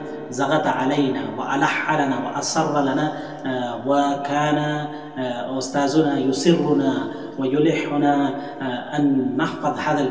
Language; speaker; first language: Arabic; non-native, fluent; Urdu